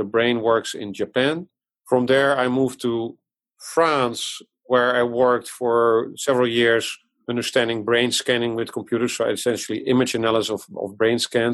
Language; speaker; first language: English; non-native, fluent; Dutch